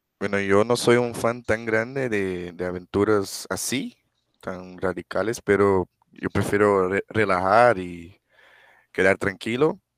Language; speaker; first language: Spanish; non-native, fluent; Portuguese